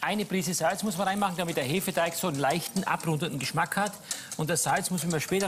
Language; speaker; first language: German; native; German